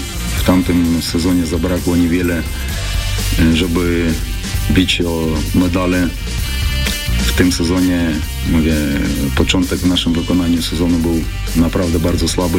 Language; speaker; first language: Polish; non-native, fluent; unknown